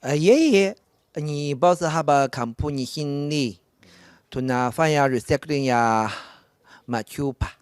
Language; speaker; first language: Swahili; non-native, learner; Chinese